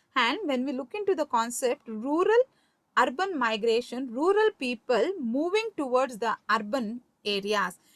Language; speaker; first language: English; non-native, local second language; Kannada